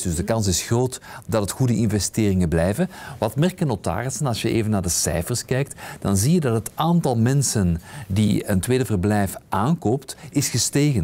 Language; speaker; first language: Dutch; native; Dutch